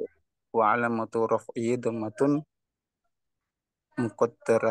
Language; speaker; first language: Arabic; non-native, learner; Indonesian